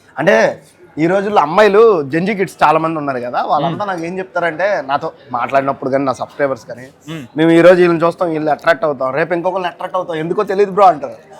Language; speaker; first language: Telugu; native; Telugu